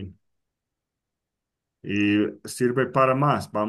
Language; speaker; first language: Spanish; non-native, fluent; English